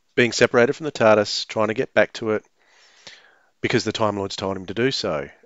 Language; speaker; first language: English; native; English